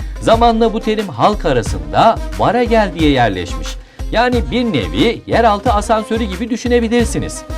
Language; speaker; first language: Turkish; native; Turkish